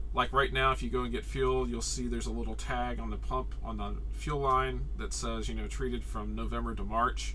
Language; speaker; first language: English; native; English